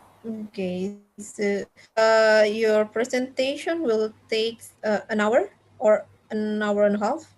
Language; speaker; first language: English; non-native, fluent; Indonesian